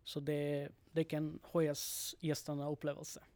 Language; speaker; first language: Swedish; non-native, learner; Bangla